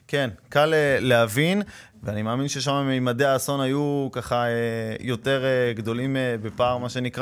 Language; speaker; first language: Hebrew; native; Hebrew